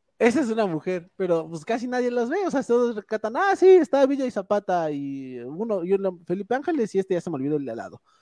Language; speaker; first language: Spanish; native; Spanish